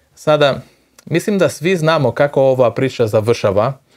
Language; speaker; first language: Croatian; non-native, fluent; Portuguese